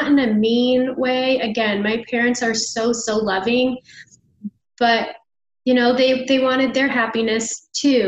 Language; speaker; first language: English; native; English